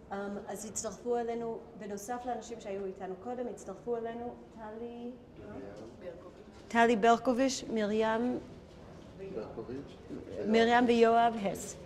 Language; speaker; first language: Hebrew; native; Hebrew